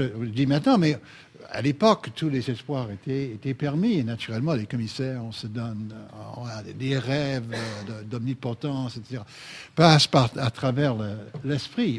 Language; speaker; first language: French; native; French